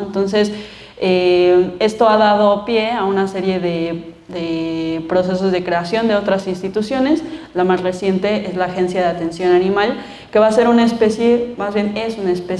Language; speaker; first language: Spanish; native; Spanish